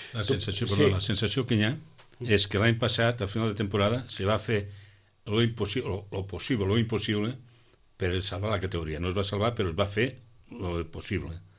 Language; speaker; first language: Catalan; native; Catalan